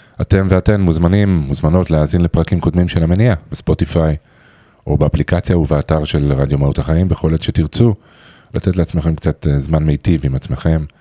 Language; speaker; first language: Hebrew; native; Hebrew